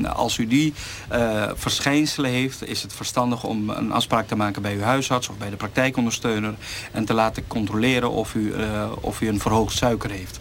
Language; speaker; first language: Dutch; native; Dutch